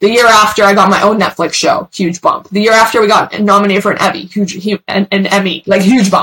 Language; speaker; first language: English; early bilingual, other home language; Persian